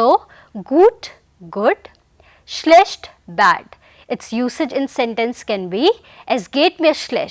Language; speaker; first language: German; non-native, fluent; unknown